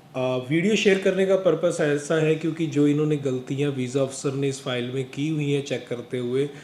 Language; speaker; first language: Hindi; non-native, local second language; Punjabi